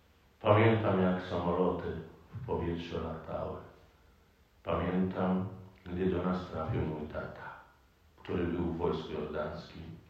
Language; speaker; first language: Polish; non-native, fluent; Arabic